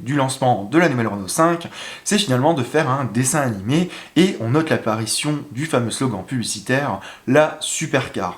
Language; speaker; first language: French; native; French